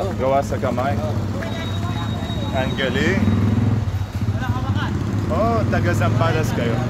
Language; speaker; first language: Filipino; non-native, learner; Arabic